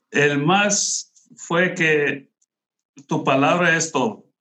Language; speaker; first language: Spanish; non-native, local second language; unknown